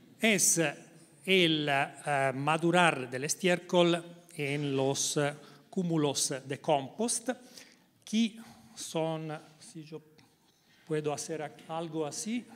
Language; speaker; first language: Spanish; non-native, learner; Italian